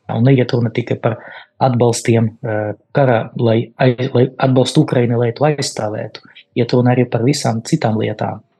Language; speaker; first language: Latvian; non-native, local second language; Russian